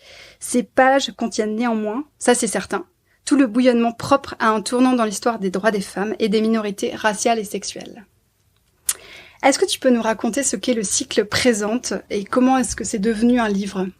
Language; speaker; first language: French; native; French